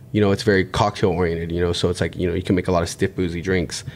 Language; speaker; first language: English; native; English